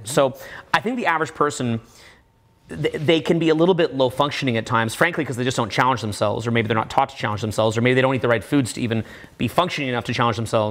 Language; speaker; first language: English; native; English